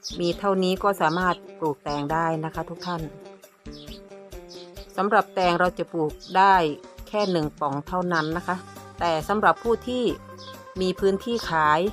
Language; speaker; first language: Thai; native; Thai